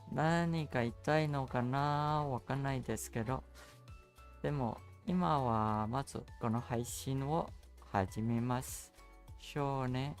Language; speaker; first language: Japanese; non-native, learner; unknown